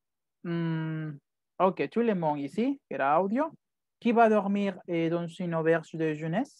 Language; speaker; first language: French; non-native, fluent; Spanish